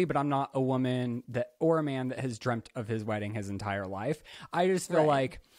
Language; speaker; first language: English; native; English